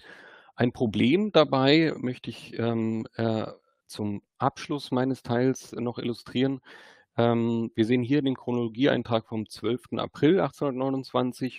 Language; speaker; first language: German; native; German